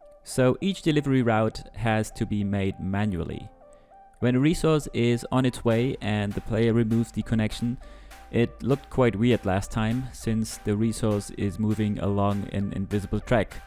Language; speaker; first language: English; non-native, fluent; German